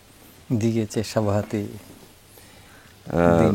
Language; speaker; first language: Persian; non-native, fluent; Bangla